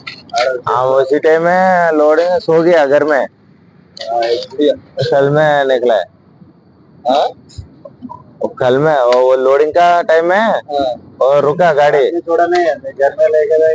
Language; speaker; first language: Hindi; non-native, local second language; Telugu